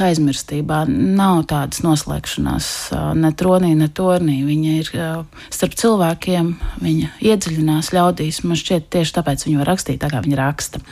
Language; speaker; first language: Latvian; native; Latvian